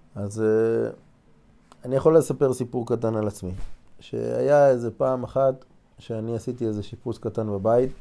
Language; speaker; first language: Hebrew; non-native, fluent; English